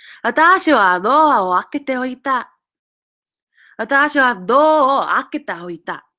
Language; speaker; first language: Japanese; non-native, fluent; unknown